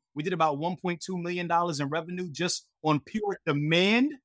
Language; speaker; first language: English; native; English